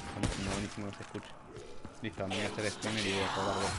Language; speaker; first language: Spanish; native; Spanish